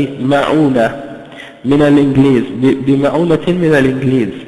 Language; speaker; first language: Arabic; non-native, fluent; French